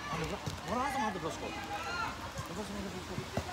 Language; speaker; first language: Swedish; non-native, local second language; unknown